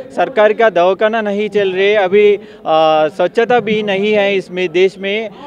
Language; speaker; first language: Hindi; non-native, local second language; Telugu